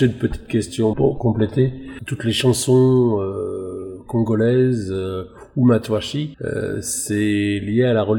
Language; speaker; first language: French; native; French